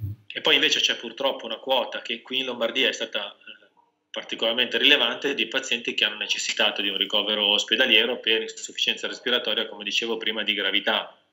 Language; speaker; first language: Italian; native; Italian